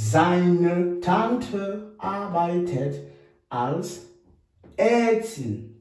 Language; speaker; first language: German; non-native, fluent; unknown